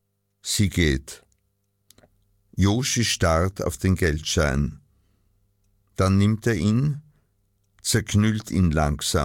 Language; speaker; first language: German; native; German